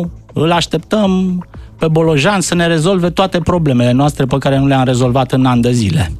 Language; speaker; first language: Romanian; native; Romanian